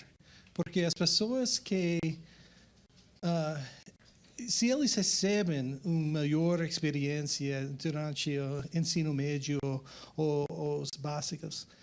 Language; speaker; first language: Portuguese; non-native, fluent; English